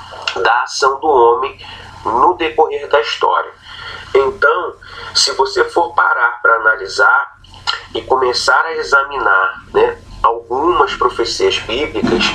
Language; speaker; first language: Portuguese; native; Portuguese